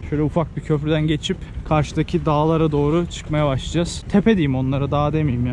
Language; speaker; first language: Turkish; native; Turkish